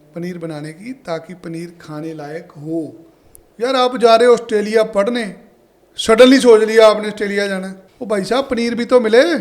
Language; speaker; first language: Hindi; non-native, local second language; Punjabi